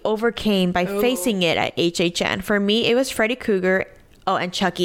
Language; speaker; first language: English; native; English